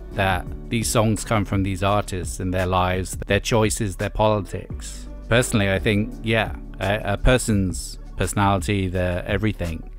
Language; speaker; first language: English; native; English